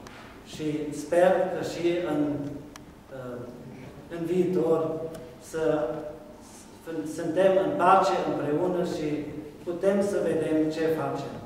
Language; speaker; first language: Romanian; non-native, local second language; German